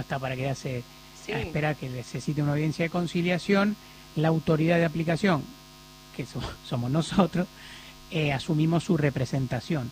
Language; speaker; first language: Spanish; native; Spanish